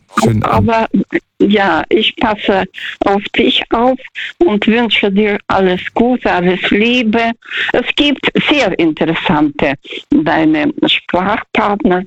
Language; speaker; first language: German; non-native, fluent; Russian